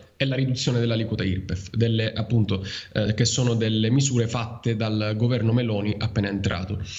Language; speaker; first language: Italian; native; Italian